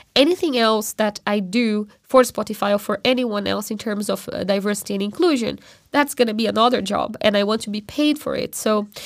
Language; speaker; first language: English; non-native, fluent; Portuguese